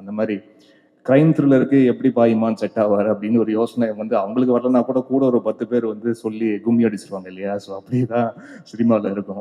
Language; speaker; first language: Tamil; native; Tamil